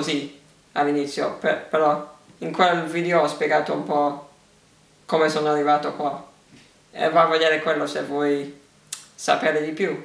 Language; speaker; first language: Italian; early bilingual, heritage; English